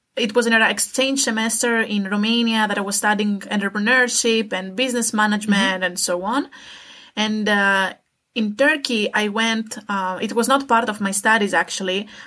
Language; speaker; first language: English; non-native, fluent; Greek